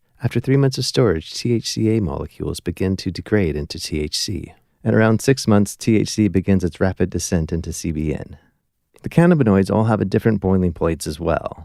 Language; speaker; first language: English; native; English